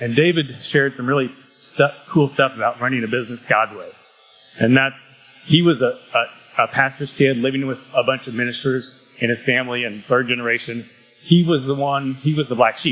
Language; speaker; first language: English; native; English